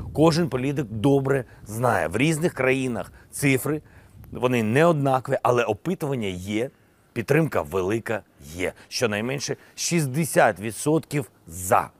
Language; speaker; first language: Ukrainian; non-native, local second language; Russian